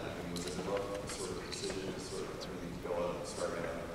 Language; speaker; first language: English; native; English